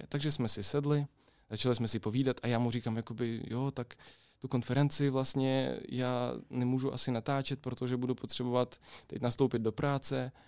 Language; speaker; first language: Czech; non-native, fluent; Ukrainian